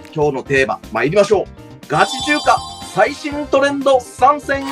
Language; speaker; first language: Japanese; native; Japanese